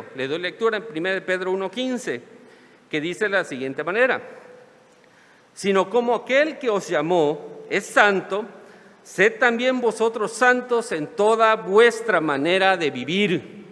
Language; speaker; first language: Spanish; native; Spanish